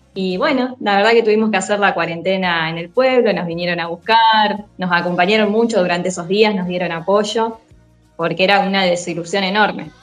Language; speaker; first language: Spanish; native; Spanish